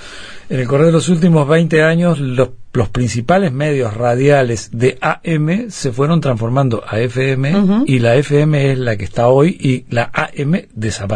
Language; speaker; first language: Spanish; native; Spanish